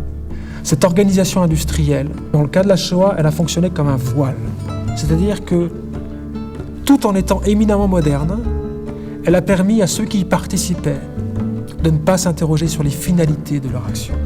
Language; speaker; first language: French; native; French